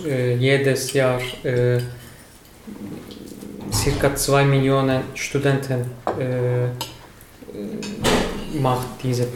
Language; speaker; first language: German; non-native, learner; Turkish